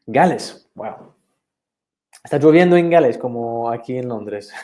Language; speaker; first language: Spanish; non-native, fluent; English